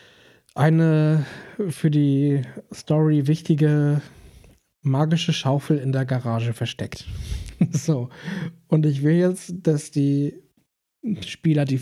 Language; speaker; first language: German; native; German